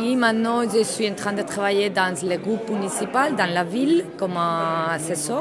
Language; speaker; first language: French; non-native, learner; Spanish